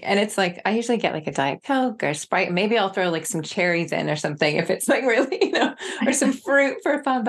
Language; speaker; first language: English; native; English